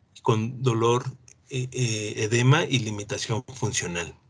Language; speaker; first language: Spanish; native; Spanish